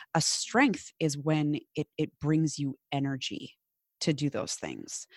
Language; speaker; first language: English; native; English